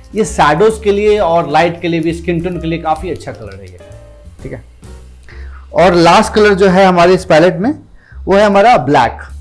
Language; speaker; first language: Hindi; non-native, local second language; Gujarati